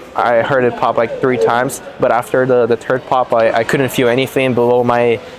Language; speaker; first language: English; non-native, fluent; Portuguese